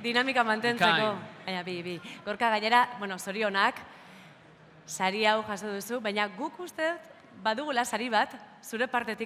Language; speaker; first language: Basque; native; Basque